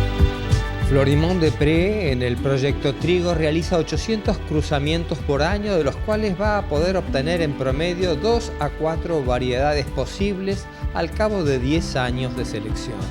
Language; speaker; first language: Spanish; native; Spanish